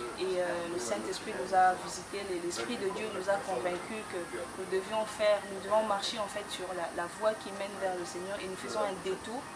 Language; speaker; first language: French; non-native, local second language; Lingala